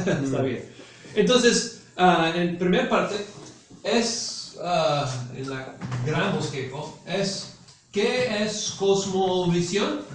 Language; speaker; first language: Spanish; non-native, fluent; English